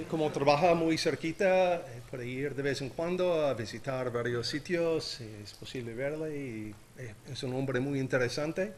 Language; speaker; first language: Spanish; non-native, learner; English